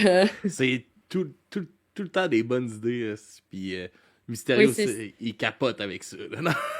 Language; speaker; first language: French; native; French